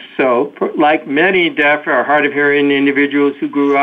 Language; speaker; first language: English; native; English